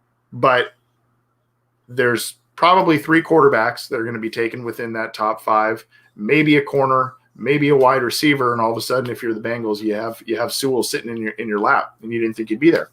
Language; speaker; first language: English; native; English